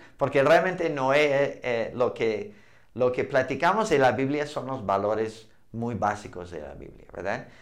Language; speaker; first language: Spanish; non-native, fluent; English